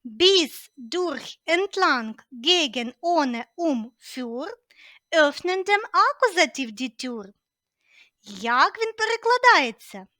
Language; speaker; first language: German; non-native, fluent; Ukrainian